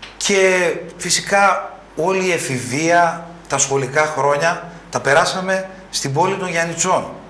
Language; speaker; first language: Greek; early bilingual, other home language; French